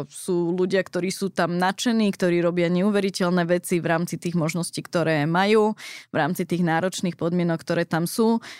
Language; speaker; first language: Slovak; early bilingual, heritage; Slovak